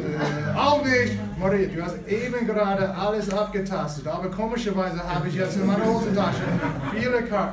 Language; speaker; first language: German; non-native, fluent; English